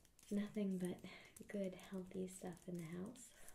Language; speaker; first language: English; native; English